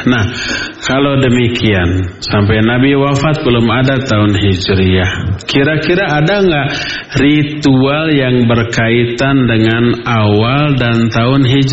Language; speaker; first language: Indonesian; native; Indonesian